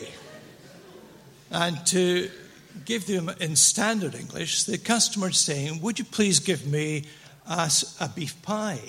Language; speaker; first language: English; native; English